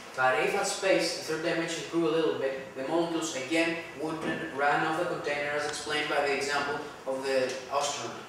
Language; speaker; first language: English; non-native, fluent; Greek